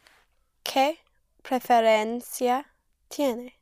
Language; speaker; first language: Spanish; non-native, learner; English